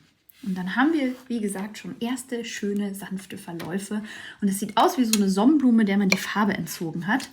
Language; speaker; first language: German; native; German